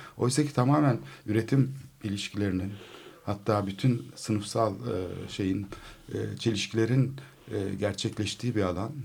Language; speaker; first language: Turkish; native; Turkish